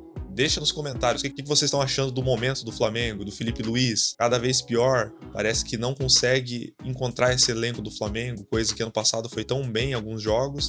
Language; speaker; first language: Portuguese; native; Portuguese